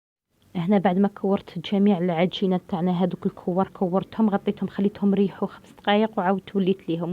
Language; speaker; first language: Arabic; native; Arabic